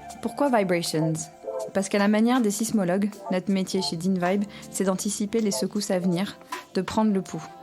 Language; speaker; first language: French; native; French